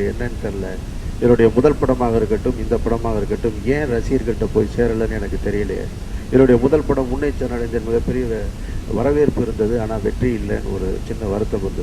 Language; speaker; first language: Tamil; native; Tamil